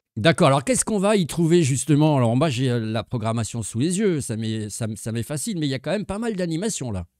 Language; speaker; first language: French; native; French